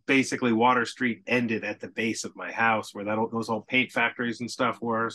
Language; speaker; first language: English; native; English